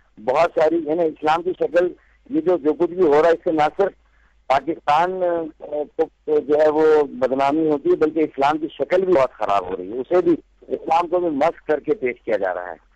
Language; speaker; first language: Urdu; native; Urdu